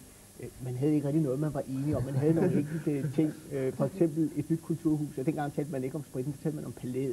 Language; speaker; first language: Danish; native; Danish